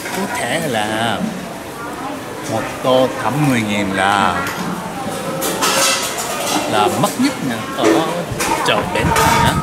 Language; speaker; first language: Vietnamese; non-native, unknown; Japanese